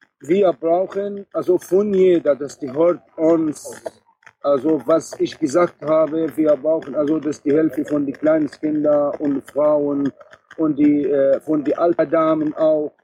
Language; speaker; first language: German; non-native, learner; Arabic